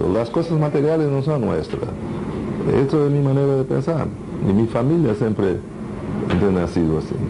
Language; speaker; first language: Spanish; non-native, fluent; Portuguese